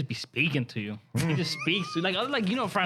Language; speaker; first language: English; early bilingual, other home language; Spanish